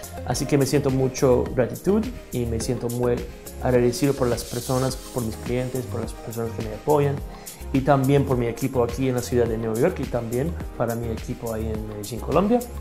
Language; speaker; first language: Spanish; non-native, fluent; English